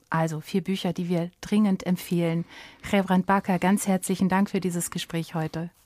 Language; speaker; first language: German; native; German